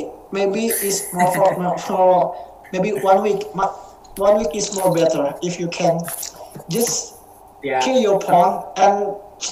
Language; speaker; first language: English; non-native, learner; Indonesian